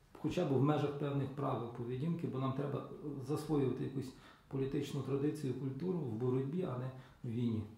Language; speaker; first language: Ukrainian; native; Ukrainian